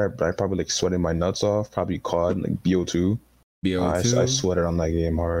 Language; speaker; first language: English; non-native, fluent; French